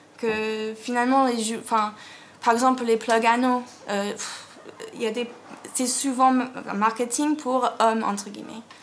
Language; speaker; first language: French; non-native, fluent; English